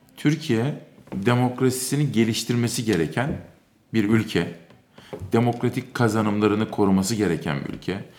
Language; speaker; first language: Turkish; native; Turkish